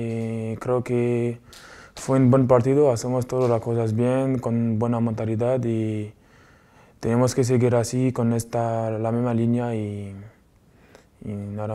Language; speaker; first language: Spanish; non-native, fluent; French